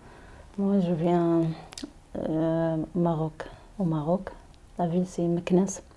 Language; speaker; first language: French; non-native, learner; Arabic